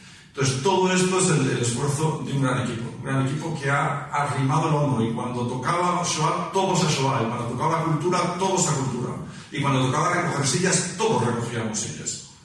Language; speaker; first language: Spanish; native; Spanish